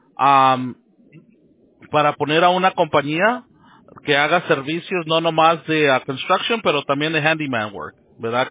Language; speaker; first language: Spanish; early bilingual, heritage; Spanish